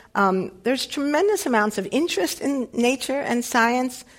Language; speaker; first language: English; native; English